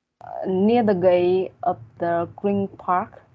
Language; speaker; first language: English; non-native, learner; Vietnamese